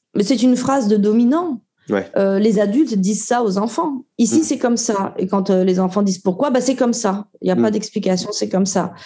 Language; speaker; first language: French; native; French